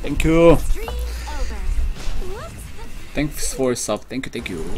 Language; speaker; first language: English; non-native, learner; Korean